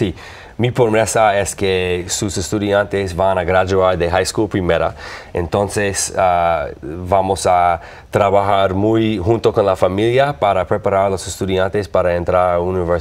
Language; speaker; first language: Spanish; non-native, learner; English